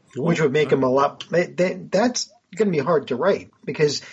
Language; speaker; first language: English; native; English